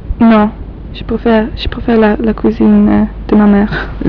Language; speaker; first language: French; non-native, learner; Polish